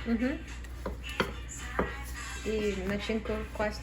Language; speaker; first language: Russian; early bilingual, heritage; Russian